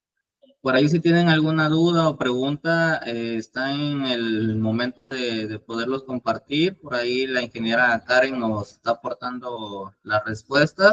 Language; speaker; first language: Spanish; native; Spanish